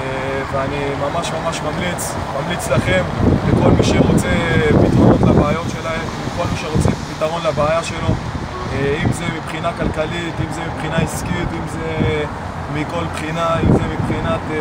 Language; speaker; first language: Hebrew; native; Hebrew